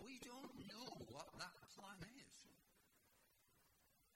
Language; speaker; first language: English; native; English